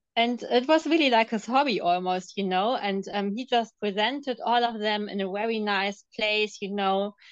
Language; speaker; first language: English; non-native, fluent; German